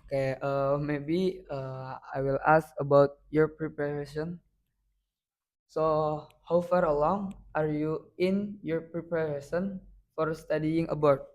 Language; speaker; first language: English; non-native, learner; Indonesian